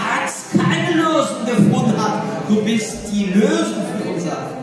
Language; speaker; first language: German; non-native, learner; Portuguese